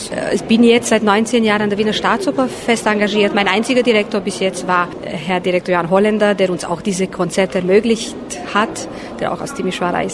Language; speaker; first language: German; non-native, fluent; Romanian